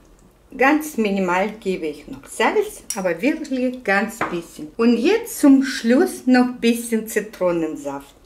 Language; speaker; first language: German; non-native, fluent; Russian